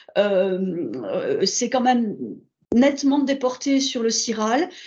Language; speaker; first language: French; native; French